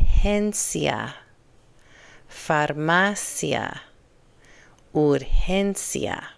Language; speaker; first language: Spanish; non-native, fluent; English